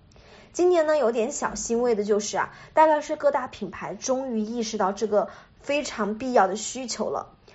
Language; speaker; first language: Chinese; native; Chinese